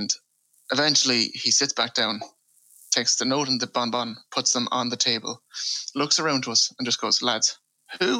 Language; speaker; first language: English; native; English